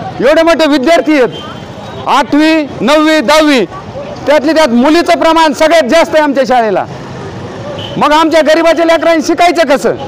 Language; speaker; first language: Marathi; native; Marathi